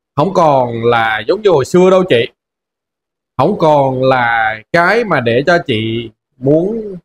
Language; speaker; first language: Vietnamese; native; Vietnamese